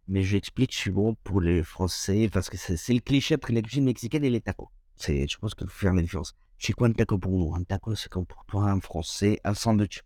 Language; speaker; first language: French; non-native, fluent; Spanish